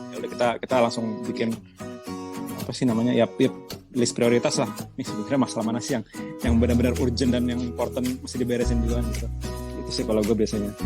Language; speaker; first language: Indonesian; native; Indonesian